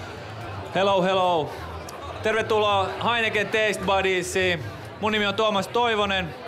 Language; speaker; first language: Finnish; native; Finnish